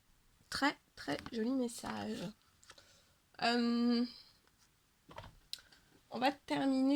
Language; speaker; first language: French; native; French